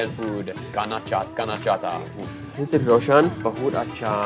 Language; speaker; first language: Hindi; non-native, learner; English